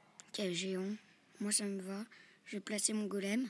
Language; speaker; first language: French; native; French